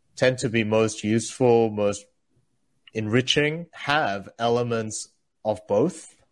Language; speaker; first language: English; early bilingual, other home language; Korean